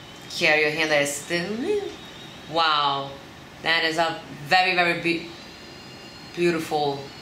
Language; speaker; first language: English; non-native, fluent; German